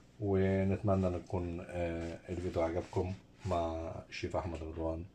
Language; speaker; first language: Arabic; native; Arabic